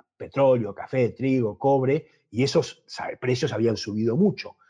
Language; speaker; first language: Spanish; native; Spanish